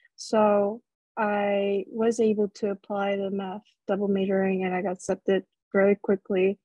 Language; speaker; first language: English; non-native, fluent; Korean